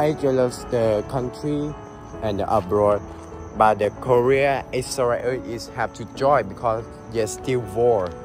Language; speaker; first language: English; non-native, learner; Thai